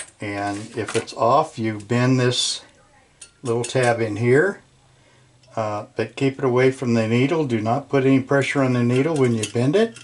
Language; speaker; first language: English; native; English